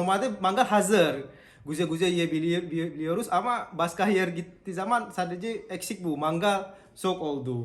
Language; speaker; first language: Turkish; non-native, learner; Indonesian